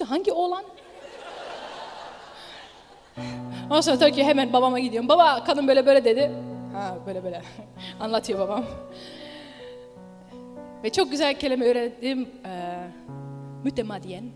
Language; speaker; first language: Turkish; early bilingual, heritage; Dutch